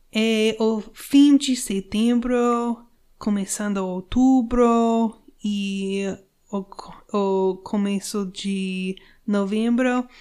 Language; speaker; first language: Portuguese; non-native, learner; English